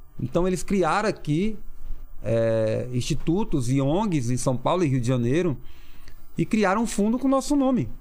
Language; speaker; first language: Portuguese; non-native, local second language; Kayapó